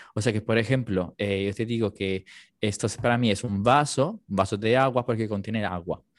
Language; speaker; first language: Spanish; non-native, fluent; Italian